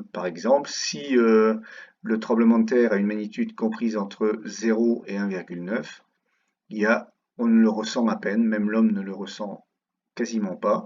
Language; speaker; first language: French; native; French